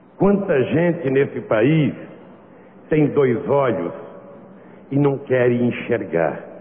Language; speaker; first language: Portuguese; native; Portuguese